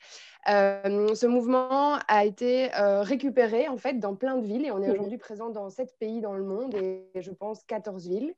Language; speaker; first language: French; native; French